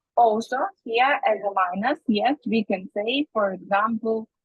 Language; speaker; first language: English; non-native, fluent; Ukrainian